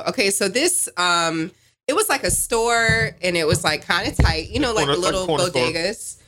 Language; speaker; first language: English; native; English